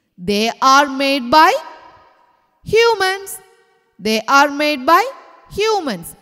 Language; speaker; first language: English; non-native, local second language; Malayalam